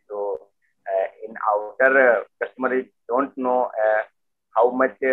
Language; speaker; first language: English; non-native, local second language; Hindi